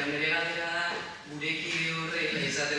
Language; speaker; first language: Basque; native; Basque